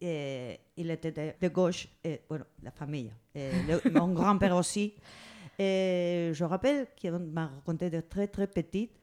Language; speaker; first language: French; non-native, learner; Spanish